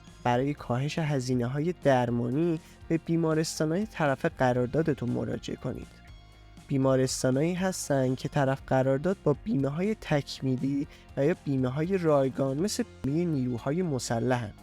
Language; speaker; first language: Persian; native; Persian